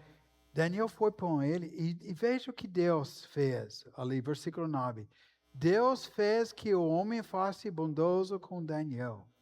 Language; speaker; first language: Portuguese; non-native, fluent; English